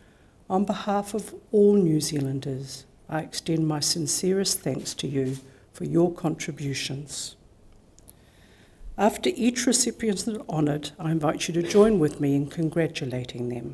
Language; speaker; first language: English; native; English